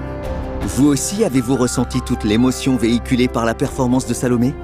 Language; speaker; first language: French; native; French